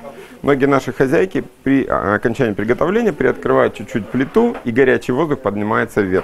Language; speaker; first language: Russian; native; Russian